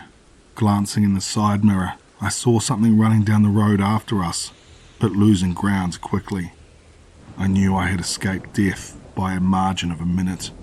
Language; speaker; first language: English; native; English